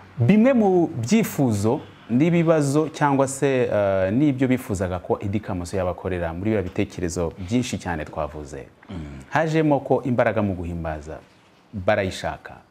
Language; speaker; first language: Kinyarwanda; native; Kinyarwanda